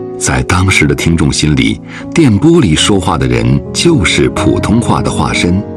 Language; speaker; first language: Chinese; native; Chinese